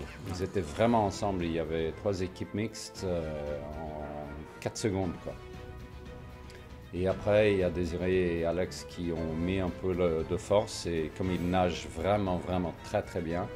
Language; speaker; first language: French; non-native, fluent; Swedish